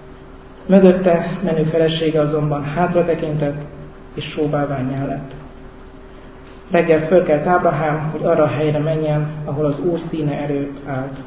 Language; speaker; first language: Hungarian; native; Hungarian